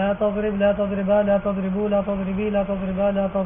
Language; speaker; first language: Arabic; non-native, learner; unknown